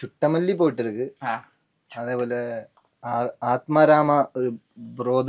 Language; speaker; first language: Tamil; non-native, learner; Malayalam